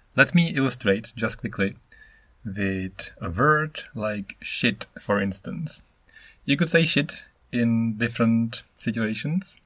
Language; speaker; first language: English; non-native, fluent; Czech